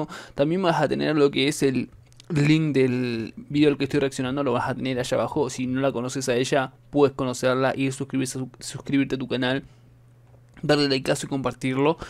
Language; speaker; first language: Spanish; native; Spanish